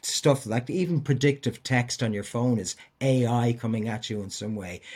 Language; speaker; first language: English; native; English